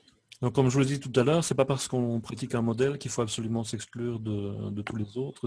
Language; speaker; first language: French; native; French